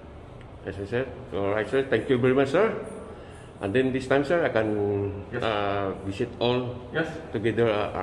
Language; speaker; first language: English; non-native, learner; Filipino